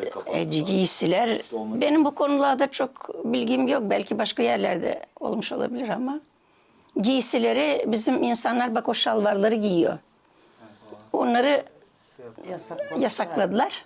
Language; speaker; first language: Turkish; early bilingual, heritage; Turkish